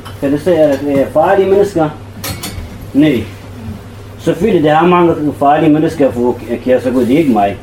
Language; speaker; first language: Danish; non-native, learner; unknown